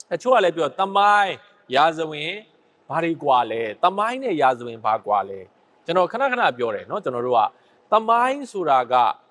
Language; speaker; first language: Burmese; native; Burmese